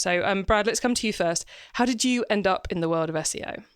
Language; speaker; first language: English; native; English